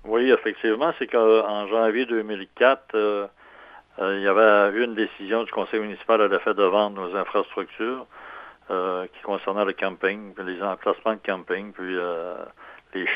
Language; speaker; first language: French; native; French